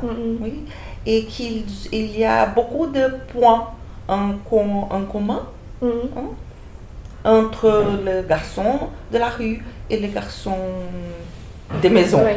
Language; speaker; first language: French; non-native, fluent; Portuguese